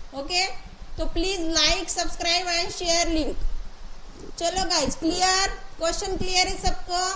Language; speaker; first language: Hindi; non-native, local second language; Marathi